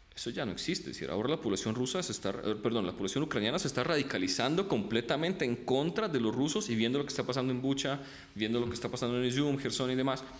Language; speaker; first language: Spanish; early bilingual, other home language; Russian